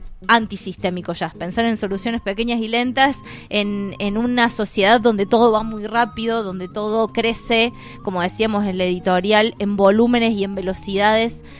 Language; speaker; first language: Spanish; native; Spanish